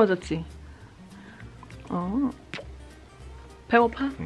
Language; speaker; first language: Korean; non-native, learner; English